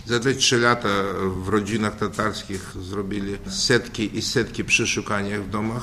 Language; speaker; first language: Polish; non-native, learner; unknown